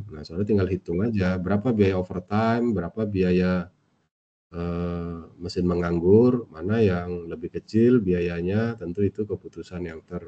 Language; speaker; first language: Indonesian; native; Indonesian